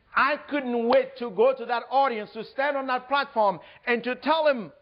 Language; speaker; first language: English; non-native, fluent; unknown